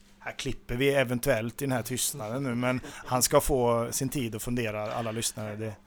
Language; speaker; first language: Swedish; native; Swedish